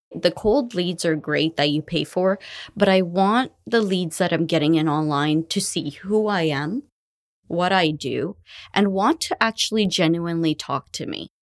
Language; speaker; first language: English; early bilingual, other home language; Arabic